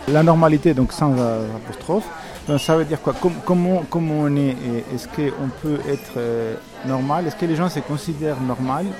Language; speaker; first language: French; native; French